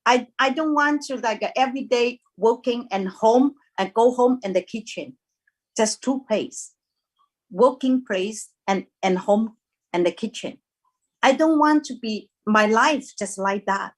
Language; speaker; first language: English; non-native, learner; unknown